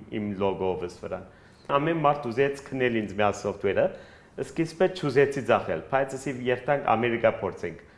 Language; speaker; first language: Armenian; early bilingual, heritage; Armenian